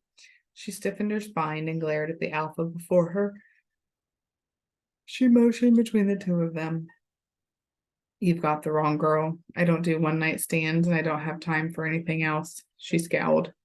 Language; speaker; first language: English; native; English